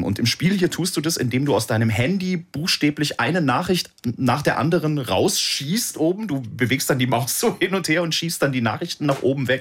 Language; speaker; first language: German; native; German